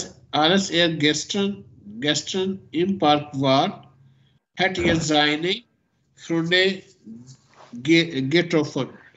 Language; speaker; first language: German; non-native, learner; Urdu